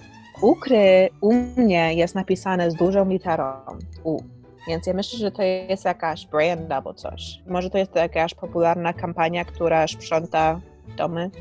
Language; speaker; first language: Polish; early bilingual, heritage; Polish